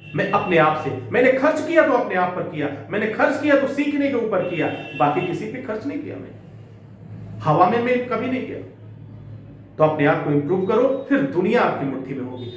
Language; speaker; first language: Hindi; native; Hindi